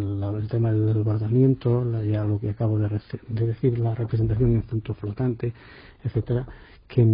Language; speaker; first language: Spanish; native; Spanish